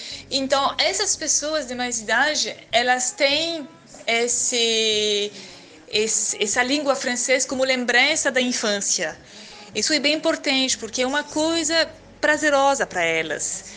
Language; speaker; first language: Portuguese; non-native, fluent; French